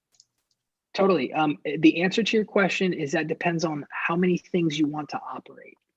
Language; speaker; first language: English; native; English